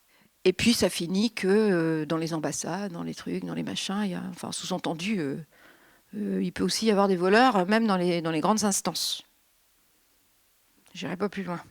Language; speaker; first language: French; native; French